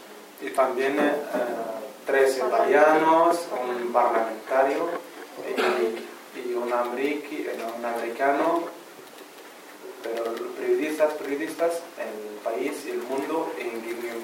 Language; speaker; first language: Spanish; non-native, learner; Arabic